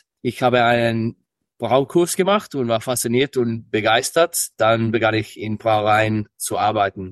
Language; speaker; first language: German; early bilingual, heritage; English